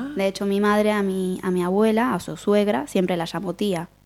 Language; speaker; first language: Spanish; native; Spanish